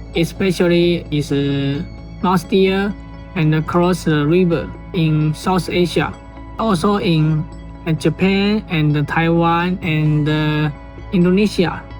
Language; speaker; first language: English; non-native, learner; Chinese